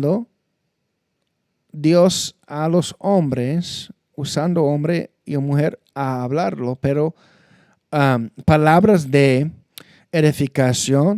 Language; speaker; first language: Spanish; non-native, fluent; English